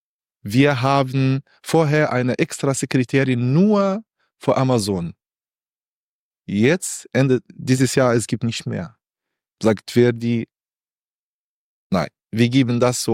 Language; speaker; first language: German; non-native, learner; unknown